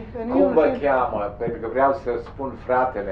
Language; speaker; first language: Romanian; non-native, local second language; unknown